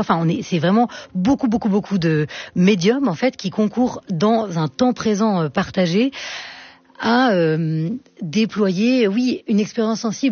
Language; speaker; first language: French; native; French